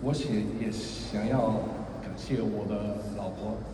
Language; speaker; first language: Chinese; early bilingual, heritage; Chinese